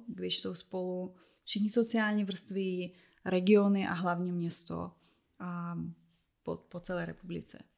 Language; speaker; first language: Czech; non-native, fluent; Russian